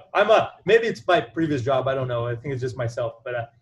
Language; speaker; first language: English; non-native, fluent; Portuguese